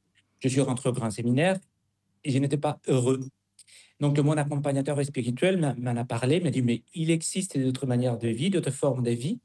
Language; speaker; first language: French; non-native, fluent; Spanish